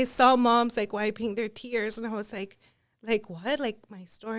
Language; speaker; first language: English; early bilingual, other home language; Spanish